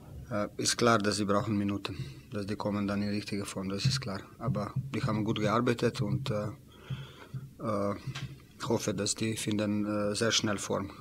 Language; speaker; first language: German; non-native, learner; Slovenian